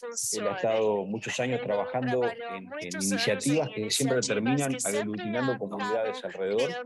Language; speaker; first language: Spanish; native; Spanish